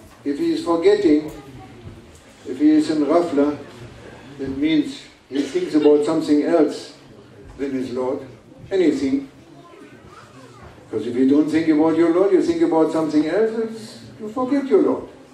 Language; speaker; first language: English; non-native, fluent; German